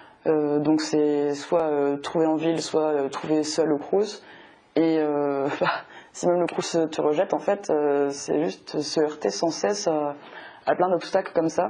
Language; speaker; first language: French; native; French